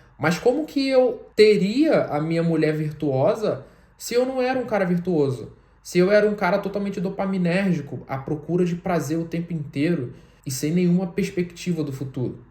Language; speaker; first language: Portuguese; native; Portuguese